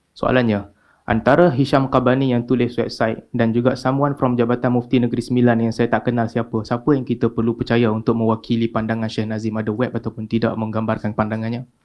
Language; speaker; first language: Malay; native; Malay